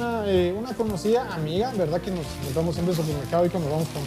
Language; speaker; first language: Spanish; native; Spanish